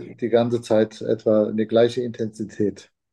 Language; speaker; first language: German; non-native, fluent; Turkish